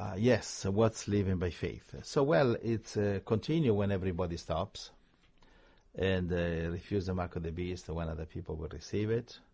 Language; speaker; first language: English; non-native, fluent; Italian